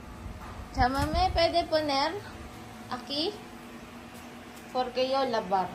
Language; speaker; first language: Spanish; non-native, learner; Filipino